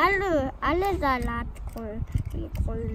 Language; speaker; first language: German; early bilingual, other home language; Indonesian